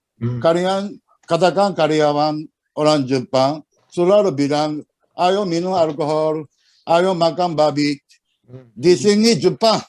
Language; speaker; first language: Indonesian; non-native, learner; Japanese